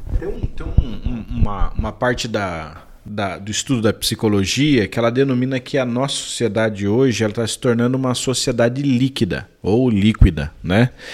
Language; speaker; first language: Portuguese; native; Portuguese